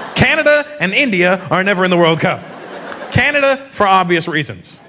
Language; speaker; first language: English; native; English